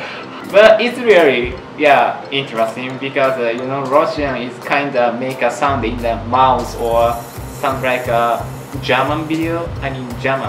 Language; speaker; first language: English; non-native, learner; Japanese